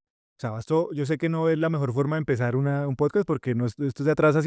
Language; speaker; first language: Spanish; native; Spanish